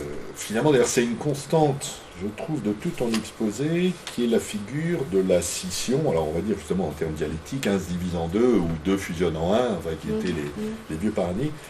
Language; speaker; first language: French; native; French